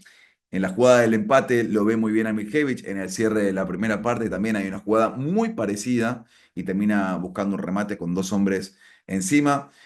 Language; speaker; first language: Spanish; native; Spanish